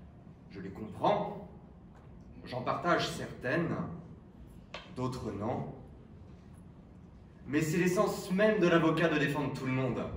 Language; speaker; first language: French; native; French